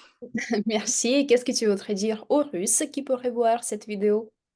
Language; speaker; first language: French; non-native, fluent; Russian